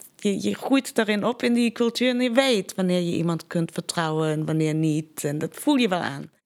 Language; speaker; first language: Dutch; non-native, fluent; Persian